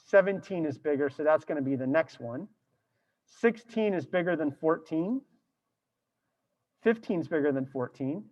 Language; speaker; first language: English; native; English